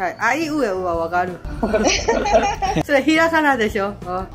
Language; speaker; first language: Japanese; non-native, learner; Burmese